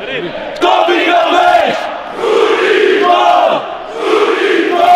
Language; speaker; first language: Polish; native; Polish